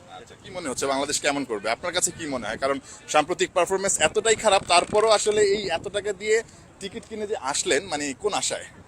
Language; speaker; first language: Bangla; native; Bangla